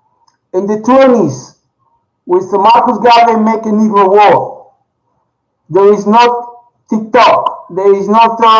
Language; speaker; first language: English; non-native, learner; Spanish